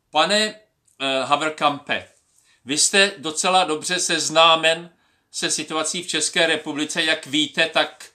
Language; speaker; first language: Czech; native; Czech